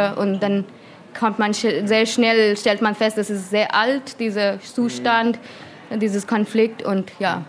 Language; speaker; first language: German; non-native, learner; Hindi